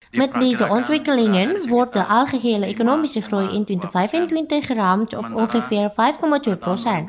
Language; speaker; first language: Dutch; non-native, fluent; Indonesian